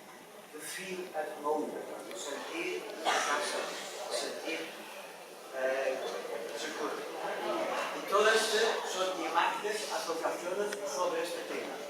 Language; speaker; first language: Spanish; non-native, learner; Dutch